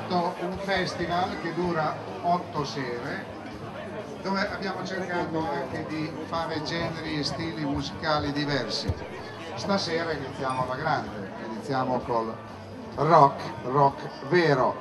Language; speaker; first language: Italian; native; Italian